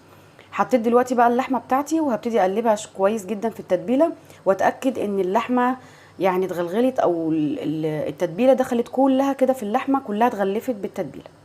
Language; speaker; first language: Arabic; native; Arabic